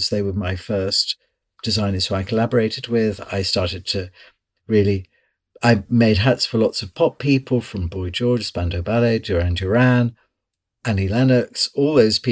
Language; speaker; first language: English; native; English